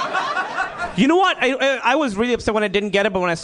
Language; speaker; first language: English; non-native, local second language; Urdu